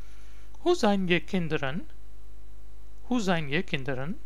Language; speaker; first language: Dutch; non-native, learner; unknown